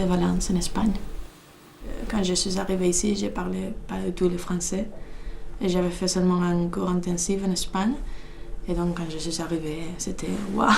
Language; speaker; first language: French; non-native, learner; Spanish